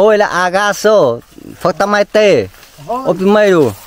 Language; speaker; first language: Vietnamese; native; Vietnamese